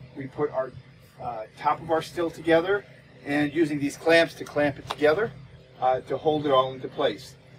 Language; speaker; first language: English; native; English